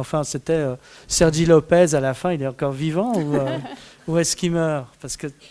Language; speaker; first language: French; native; French